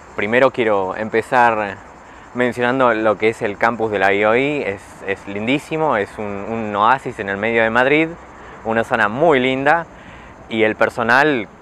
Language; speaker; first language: Spanish; native; Spanish